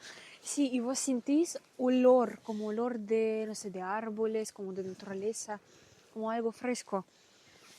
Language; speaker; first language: Spanish; non-native, learner; Russian